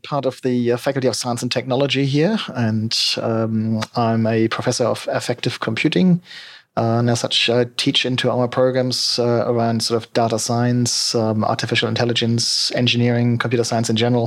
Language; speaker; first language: English; non-native, fluent; German